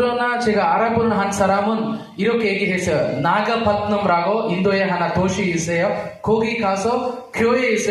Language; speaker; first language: Korean; non-native, learner; Telugu